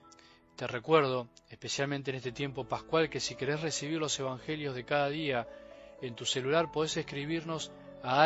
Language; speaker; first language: Spanish; native; Spanish